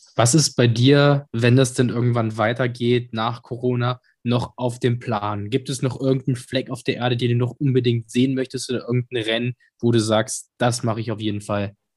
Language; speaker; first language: German; native; German